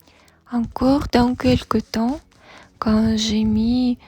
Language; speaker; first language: French; non-native, learner; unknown